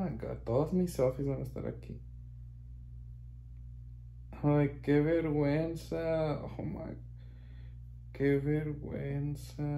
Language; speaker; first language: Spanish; early bilingual, heritage; Spanish